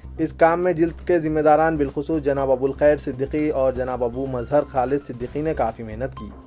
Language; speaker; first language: Urdu; native; Urdu